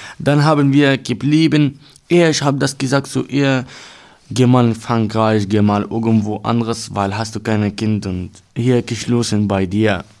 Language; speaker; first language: German; non-native, learner; Arabic